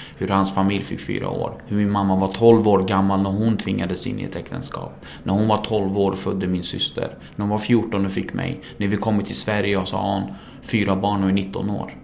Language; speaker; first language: Swedish; early bilingual, other home language; Kurdish